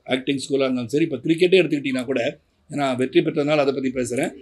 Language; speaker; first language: Tamil; native; Tamil